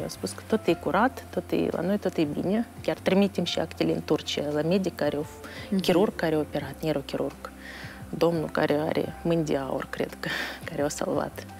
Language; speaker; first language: Romanian; non-native, local second language; Russian